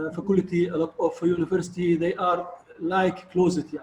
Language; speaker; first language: English; non-native, learner; Arabic